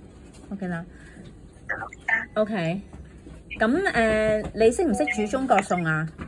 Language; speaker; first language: Cantonese; native; Cantonese